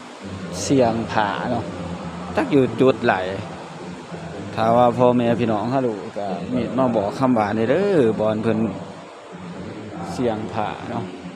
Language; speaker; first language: Thai; non-native, local second language; Northeastern Thai